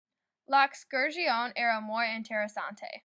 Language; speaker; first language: Spanish; non-native, learner; English